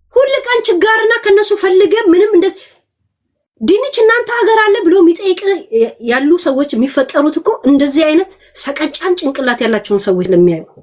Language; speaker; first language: Amharic; native; Amharic